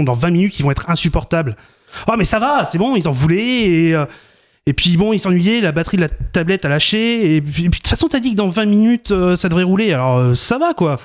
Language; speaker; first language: French; native; French